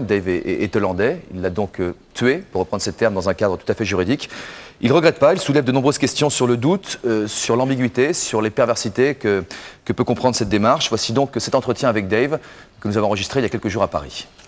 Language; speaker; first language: French; native; French